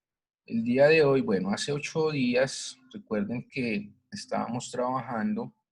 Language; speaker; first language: Spanish; native; Spanish